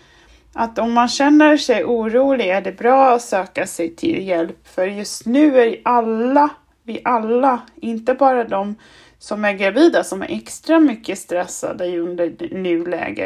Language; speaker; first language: Swedish; non-native, fluent; German